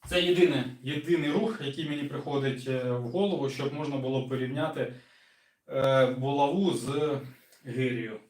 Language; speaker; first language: Ukrainian; non-native, local second language; Russian